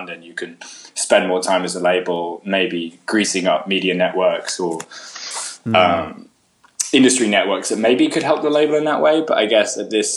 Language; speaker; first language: English; native; English